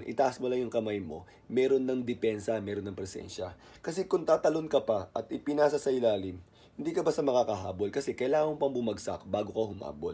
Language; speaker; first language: Filipino; native; Filipino